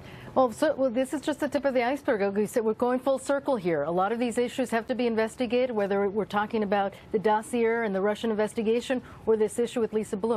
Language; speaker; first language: English; native; English